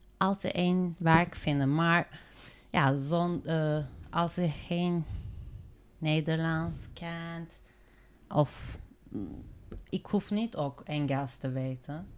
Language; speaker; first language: Dutch; non-native, learner; Turkish